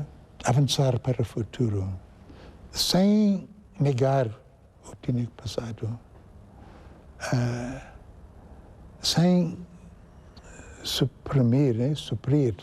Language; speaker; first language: Portuguese; non-native, fluent; English